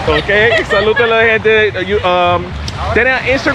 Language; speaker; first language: Spanish; non-native, learner; English